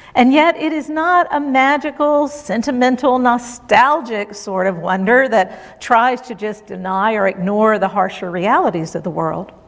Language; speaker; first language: English; native; English